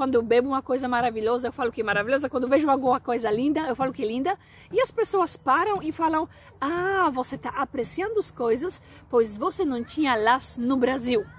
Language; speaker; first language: Portuguese; non-native, fluent; Polish